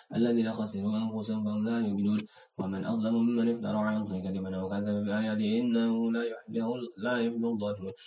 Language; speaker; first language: Arabic; non-native, learner; Indonesian